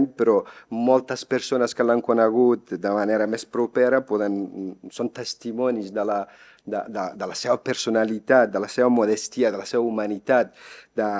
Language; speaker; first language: Catalan; non-native, fluent; Persian